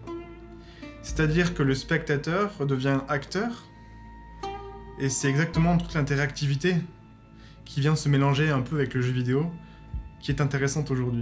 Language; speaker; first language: French; native; French